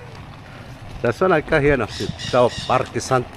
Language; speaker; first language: Finnish; non-native, learner; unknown